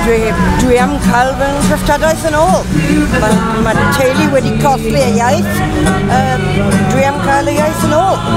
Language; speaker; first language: Welsh; non-native, learner; English